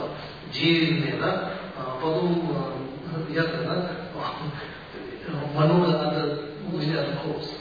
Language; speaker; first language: Russian; non-native, learner; Tibetan